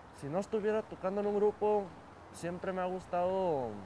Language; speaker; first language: Spanish; early bilingual, heritage; Spanish